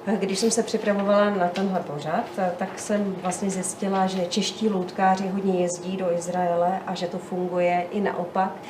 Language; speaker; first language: Czech; native; Czech